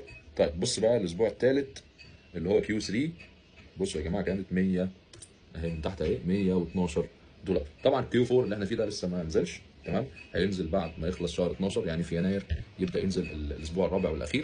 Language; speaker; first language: Arabic; native; Arabic